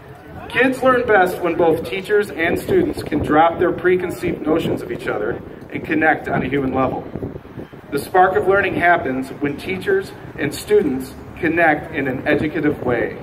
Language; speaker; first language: English; native; English